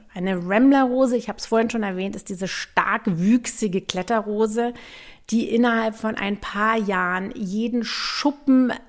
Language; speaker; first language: German; native; German